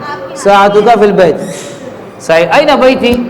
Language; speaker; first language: Arabic; non-native, fluent; Urdu